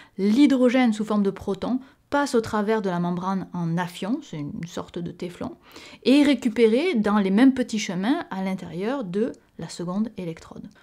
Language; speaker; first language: French; native; French